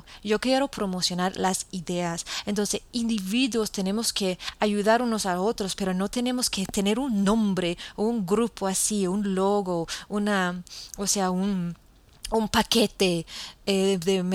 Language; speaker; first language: Spanish; non-native, fluent; English